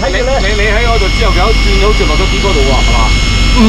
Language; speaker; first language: Chinese; native; Chinese